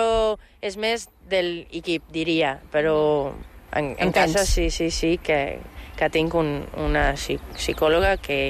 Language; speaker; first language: Catalan; non-native, fluent; Portuguese